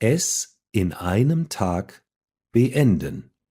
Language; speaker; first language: German; non-native, fluent; English